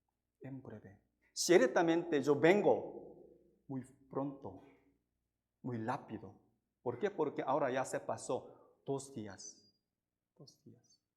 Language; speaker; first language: Spanish; non-native, fluent; Korean